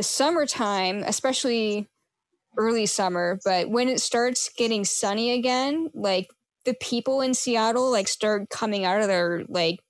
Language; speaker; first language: English; native; English